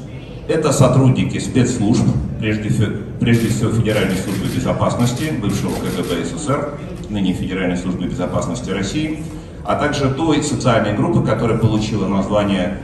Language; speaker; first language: Russian; native; Russian